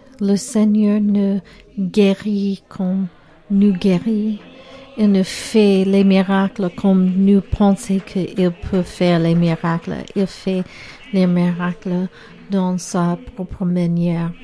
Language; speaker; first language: French; non-native, learner; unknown